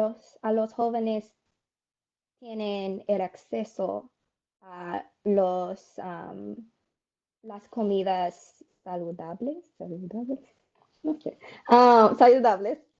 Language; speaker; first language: Spanish; non-native, learner; English